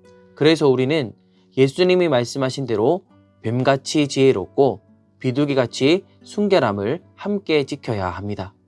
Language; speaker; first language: Korean; native; Korean